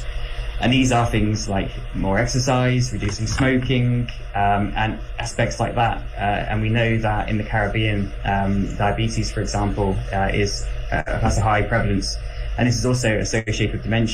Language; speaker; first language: English; native; English